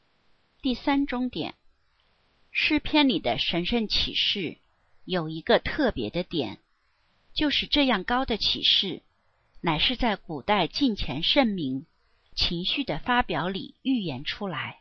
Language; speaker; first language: Chinese; native; Chinese